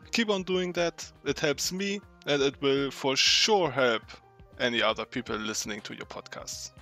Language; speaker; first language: English; non-native, fluent; German